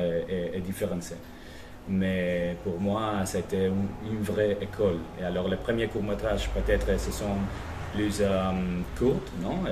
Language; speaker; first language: French; non-native, fluent; Spanish